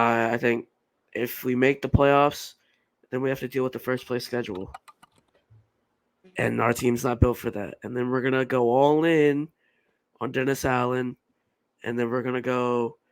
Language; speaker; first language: English; native; English